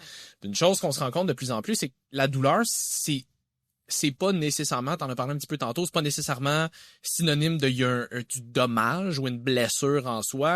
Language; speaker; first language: French; native; French